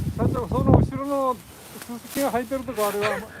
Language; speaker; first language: Japanese; native; Japanese